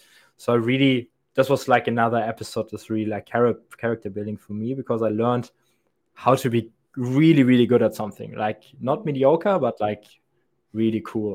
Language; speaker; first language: English; non-native, fluent; German